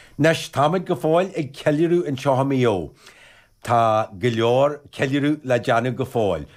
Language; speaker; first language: Irish; native; Irish